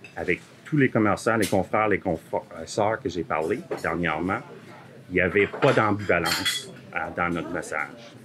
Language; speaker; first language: French; early bilingual, heritage; French